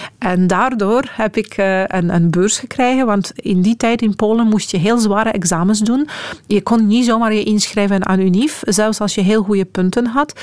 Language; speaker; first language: Dutch; non-native, fluent; Polish